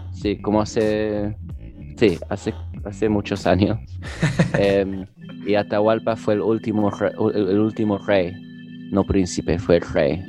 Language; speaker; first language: Spanish; early bilingual, heritage; English